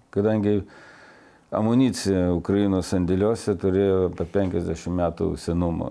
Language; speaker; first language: Lithuanian; non-native, local second language; Russian